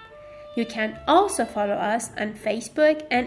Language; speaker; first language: English; non-native, fluent; Persian